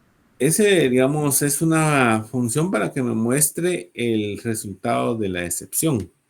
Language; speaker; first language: Spanish; native; Spanish